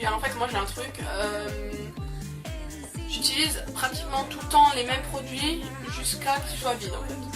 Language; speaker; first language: French; native; French